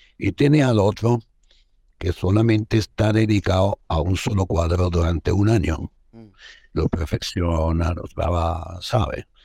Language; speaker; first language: Spanish; non-native, fluent; Arabic